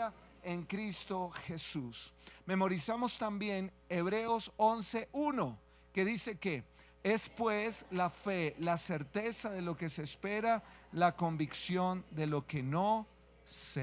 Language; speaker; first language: Spanish; native; Spanish